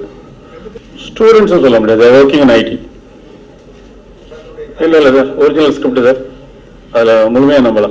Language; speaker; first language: Tamil; native; Tamil